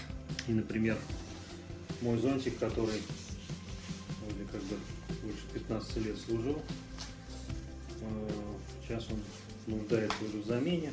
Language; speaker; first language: Russian; native; Russian